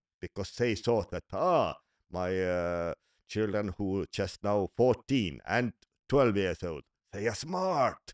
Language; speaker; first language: English; non-native, learner; Estonian